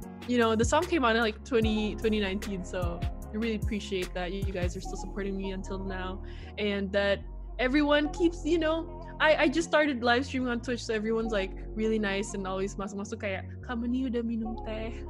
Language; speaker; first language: English; early bilingual, other home language; Indonesian